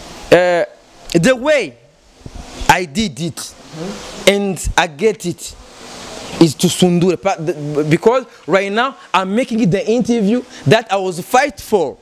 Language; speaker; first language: English; non-native, learner; Rundi